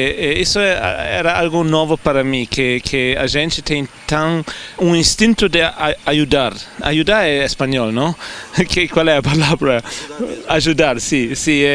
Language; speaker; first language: Portuguese; non-native, fluent; German